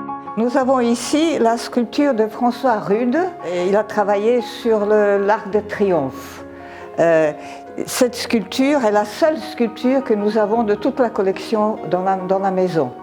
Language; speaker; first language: French; non-native, fluent; Serbian